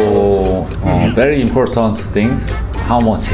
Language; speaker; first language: English; non-native, learner; Korean